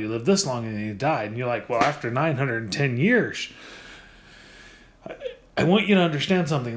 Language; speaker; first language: English; native; English